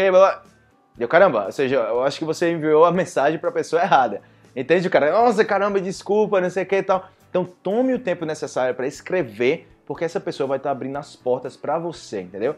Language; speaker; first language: Portuguese; native; Portuguese